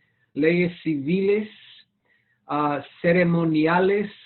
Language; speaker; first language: Spanish; non-native, fluent; English